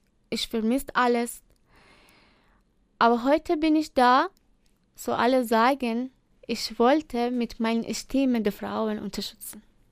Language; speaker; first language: German; non-native, learner; Persian